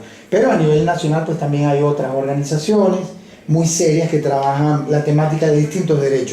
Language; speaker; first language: Spanish; native; Spanish